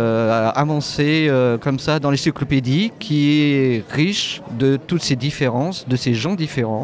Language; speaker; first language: French; native; French